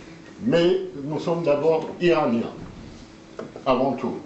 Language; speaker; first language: French; non-native, fluent; Azerbaijani